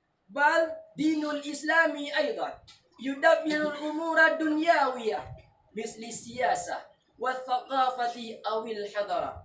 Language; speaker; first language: Arabic; non-native, learner; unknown